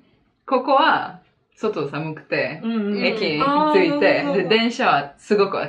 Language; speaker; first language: Japanese; non-native, fluent; Italian